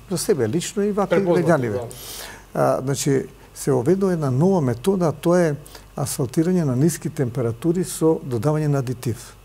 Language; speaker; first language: Macedonian; native; Macedonian